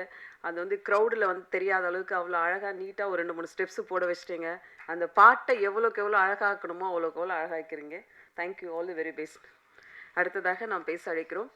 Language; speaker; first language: Tamil; native; Tamil